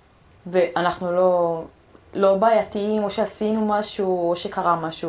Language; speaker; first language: Hebrew; early bilingual, other home language; Amharic